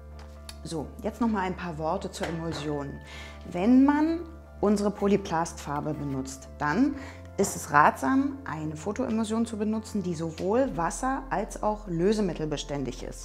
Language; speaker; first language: German; native; German